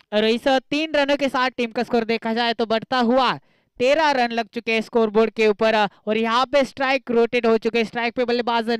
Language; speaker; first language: Hindi; non-native, local second language; Marathi